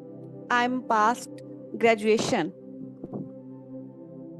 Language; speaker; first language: English; non-native, learner; Punjabi